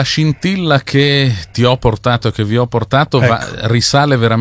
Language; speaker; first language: Italian; native; Italian